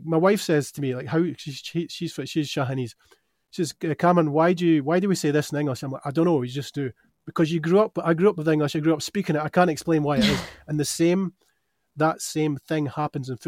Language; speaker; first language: English; native; English